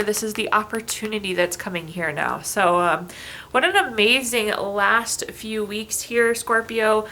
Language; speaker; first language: English; native; English